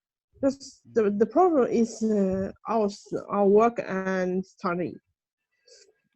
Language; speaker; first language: English; non-native, fluent; Russian